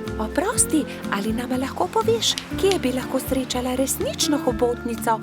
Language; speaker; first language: Slovenian; native; Slovenian